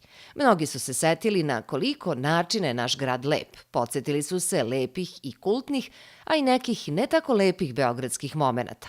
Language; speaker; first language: Serbian; native; Serbian